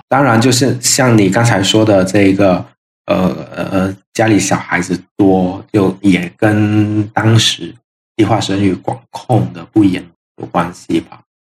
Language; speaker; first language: Chinese; non-native, local second language; Min Nan Chinese